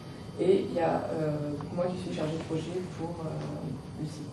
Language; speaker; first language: French; native; French